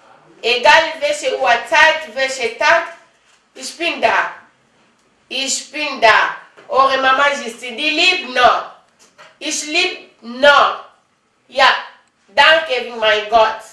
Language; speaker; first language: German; non-native, learner; Lingala